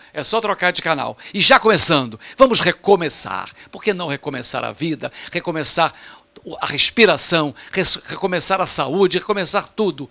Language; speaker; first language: Portuguese; native; Portuguese